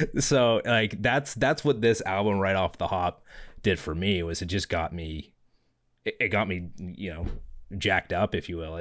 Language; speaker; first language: English; native; English